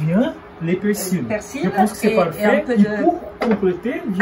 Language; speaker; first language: French; non-native, learner; Portuguese